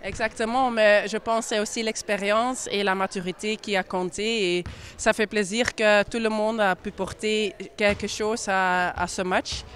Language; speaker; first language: French; non-native, local second language; Dutch